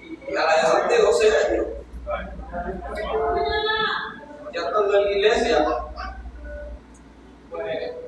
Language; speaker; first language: Spanish; native; Spanish